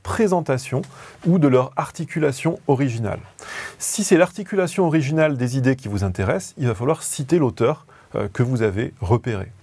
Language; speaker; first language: French; native; French